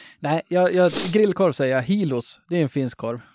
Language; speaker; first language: Swedish; native; Swedish